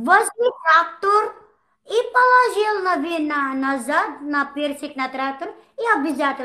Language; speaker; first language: Russian; non-native, learner; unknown